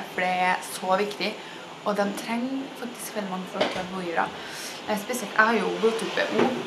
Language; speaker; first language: Norwegian; native; Norwegian